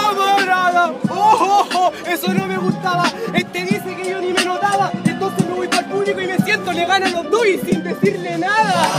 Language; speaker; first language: Spanish; native; Spanish